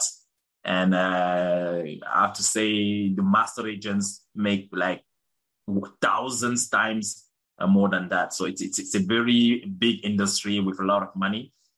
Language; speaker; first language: English; non-native, local second language; French